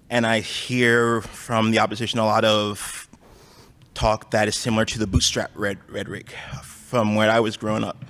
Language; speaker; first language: English; native; English